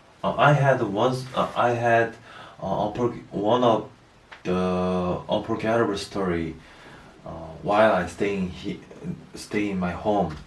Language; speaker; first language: English; non-native, learner; Korean